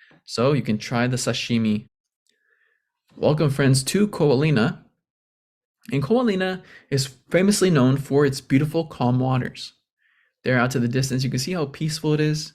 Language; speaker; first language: English; native; English